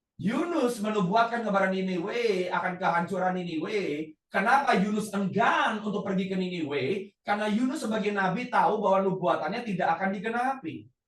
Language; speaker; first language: Indonesian; native; Indonesian